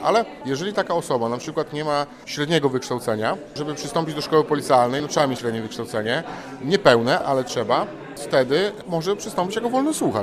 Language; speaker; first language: Polish; native; Polish